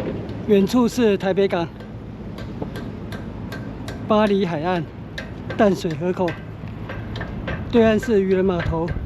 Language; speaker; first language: Chinese; native; Chinese